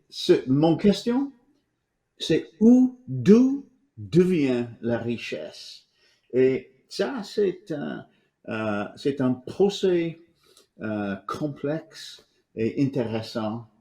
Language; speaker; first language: French; non-native, fluent; English